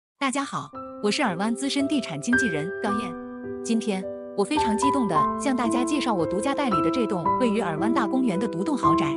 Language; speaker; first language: Chinese; native; Chinese